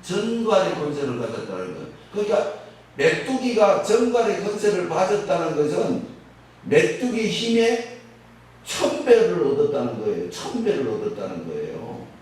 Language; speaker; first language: Korean; native; Korean